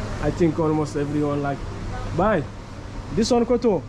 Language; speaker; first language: English; non-native, fluent; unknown